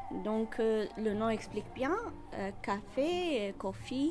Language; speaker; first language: French; non-native, fluent; Amharic